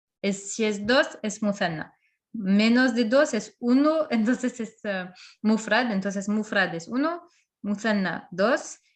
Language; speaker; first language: Spanish; non-native, fluent; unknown